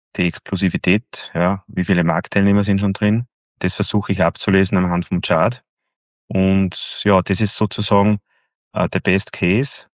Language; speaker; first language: German; native; German